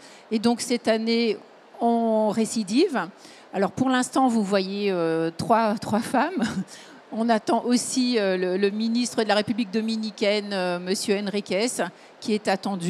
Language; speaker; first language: French; native; French